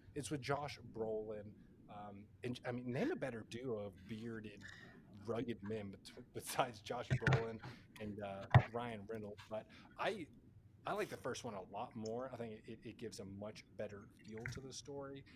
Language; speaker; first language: English; native; English